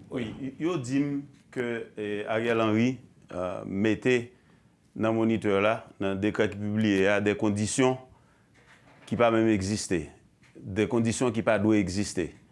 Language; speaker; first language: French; non-native, local second language; Haitian Creole